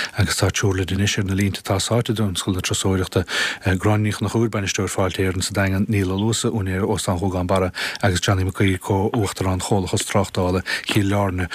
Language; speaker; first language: Irish; native; Irish